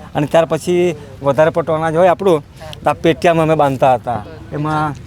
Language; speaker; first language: Gujarati; non-native, local second language; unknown